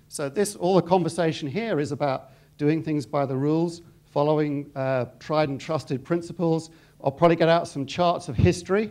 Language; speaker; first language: English; native; English